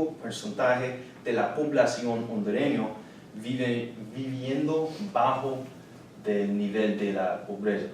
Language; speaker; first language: Spanish; non-native, learner; English